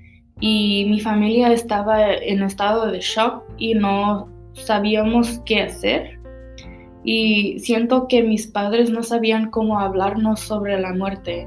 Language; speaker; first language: Spanish; early bilingual, heritage; Spanish